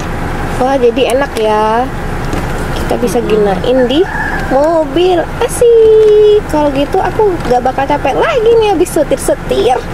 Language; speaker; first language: Indonesian; native; Indonesian